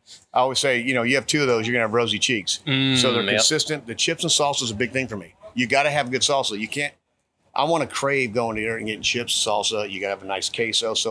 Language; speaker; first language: English; native; English